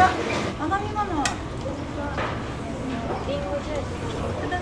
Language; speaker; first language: Japanese; native; Japanese